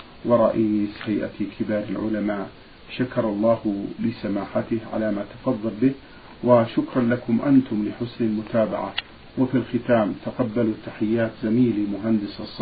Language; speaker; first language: Arabic; native; Arabic